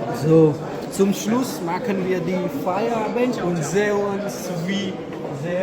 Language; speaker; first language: German; non-native, learner; Marathi